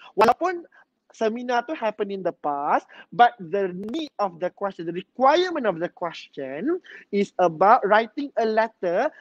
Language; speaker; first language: English; non-native, local second language; Malay